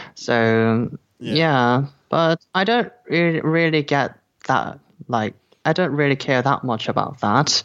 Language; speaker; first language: English; non-native, fluent; Korean